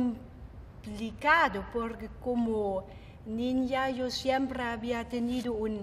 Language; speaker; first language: Spanish; non-native, fluent; German